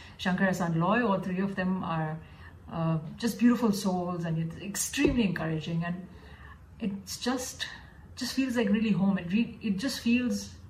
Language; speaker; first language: English; early bilingual, other home language; Tamil